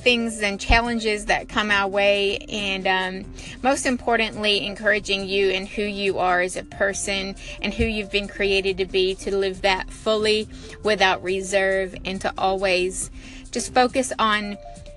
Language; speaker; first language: English; native; English